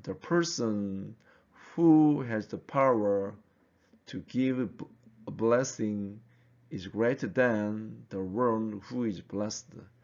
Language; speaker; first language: English; non-native, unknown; Korean